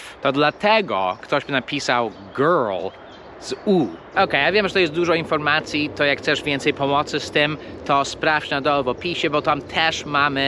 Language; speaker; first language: Polish; non-native, fluent; English